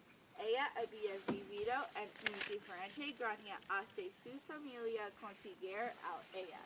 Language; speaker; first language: Spanish; non-native, learner; English